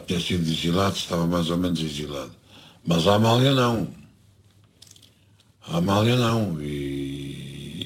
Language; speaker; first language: Portuguese; native; Portuguese